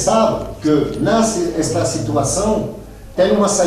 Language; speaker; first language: Spanish; non-native, learner; French